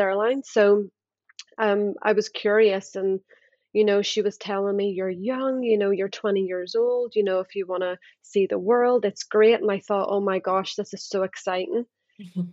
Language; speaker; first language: English; native; English